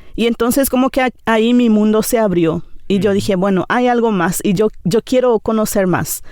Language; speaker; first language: Spanish; non-native, local second language; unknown